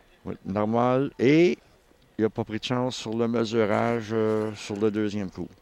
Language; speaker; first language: French; native; French